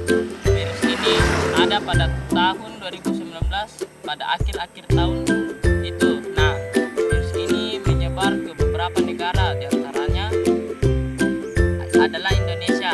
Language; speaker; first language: Indonesian; native; Indonesian